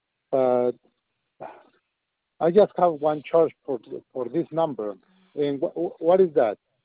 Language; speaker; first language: English; non-native, learner; Spanish